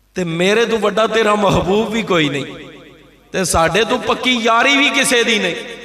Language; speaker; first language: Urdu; non-native, local second language; Punjabi